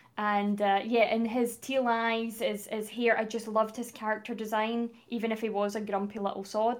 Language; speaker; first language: English; native; English